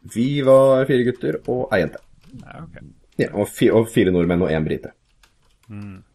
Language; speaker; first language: Norwegian; native; Norwegian